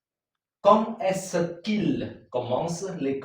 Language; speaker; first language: French; non-native, learner; Khmer